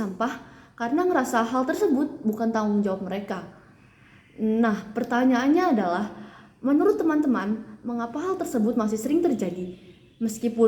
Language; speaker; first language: Indonesian; native; Indonesian